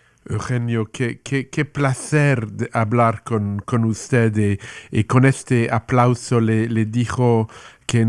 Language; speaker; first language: Spanish; non-native, learner; English